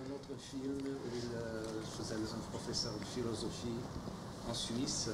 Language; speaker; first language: French; non-native, fluent; Portuguese